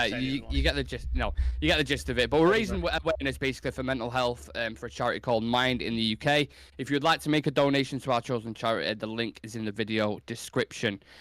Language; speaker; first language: English; native; English